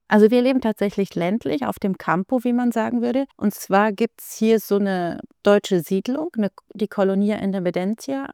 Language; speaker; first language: German; native; German